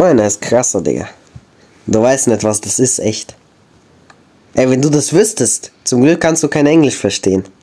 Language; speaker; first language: German; native; German